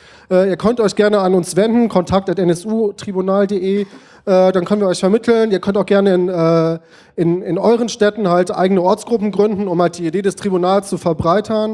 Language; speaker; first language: German; native; German